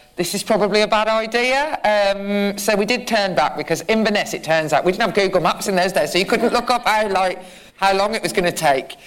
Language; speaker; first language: English; native; English